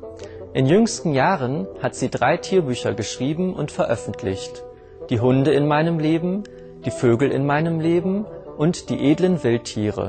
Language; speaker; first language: German; native; German